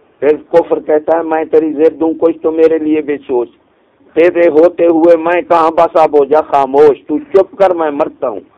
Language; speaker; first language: Urdu; non-native, local second language; Punjabi